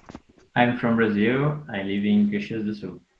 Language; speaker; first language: English; non-native, learner; Portuguese